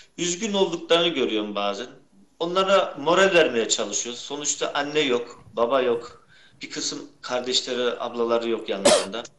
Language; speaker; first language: Turkish; early bilingual, heritage; Turkish